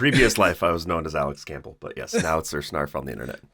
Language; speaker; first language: English; native; English